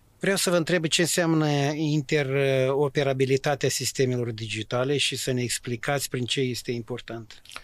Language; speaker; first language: Romanian; native; Romanian